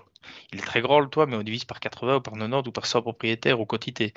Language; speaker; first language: French; native; French